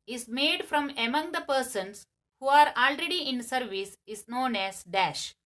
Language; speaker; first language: English; non-native, local second language; Kannada